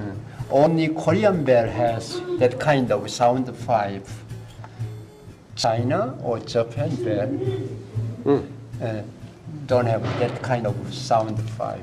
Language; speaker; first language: English; non-native, learner; Korean